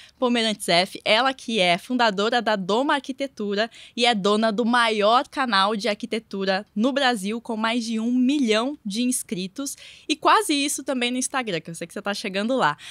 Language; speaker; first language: Portuguese; native; Portuguese